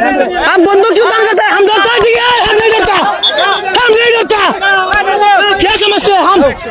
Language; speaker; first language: Hindi; non-native, learner; Bangla